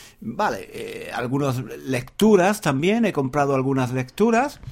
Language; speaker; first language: Spanish; native; Spanish